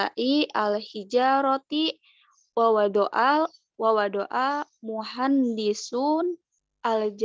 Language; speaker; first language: Arabic; non-native, learner; Indonesian